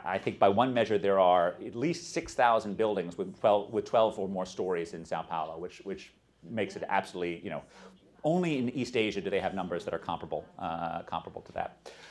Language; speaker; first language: English; native; English